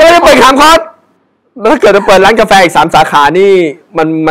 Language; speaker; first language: Thai; native; Thai